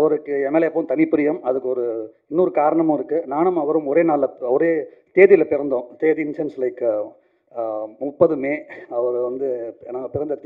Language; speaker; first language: Tamil; native; Tamil